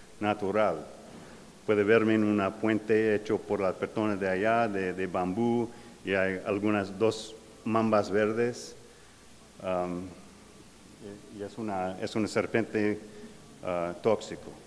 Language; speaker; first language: Spanish; non-native, learner; English